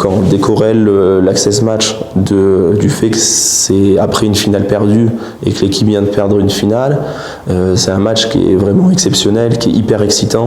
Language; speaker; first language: French; native; French